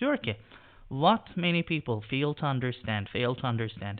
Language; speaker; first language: English; non-native, fluent; Turkish